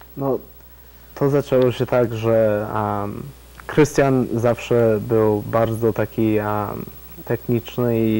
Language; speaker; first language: Polish; early bilingual, heritage; Polish